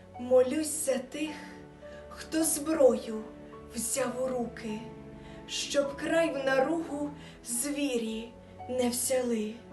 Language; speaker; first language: Ukrainian; native; Ukrainian